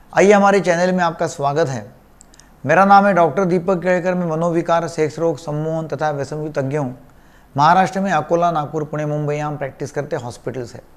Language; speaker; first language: Hindi; non-native, local second language; Marathi